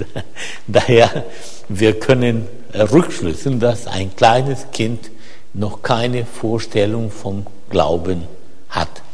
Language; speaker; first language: German; non-native, fluent; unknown